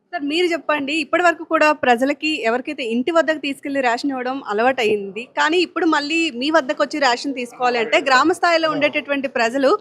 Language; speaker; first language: Telugu; native; Telugu